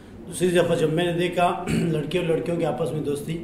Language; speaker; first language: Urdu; non-native, local second language; Punjabi